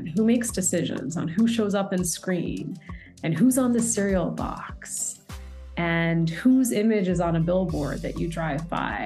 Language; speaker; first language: English; native; English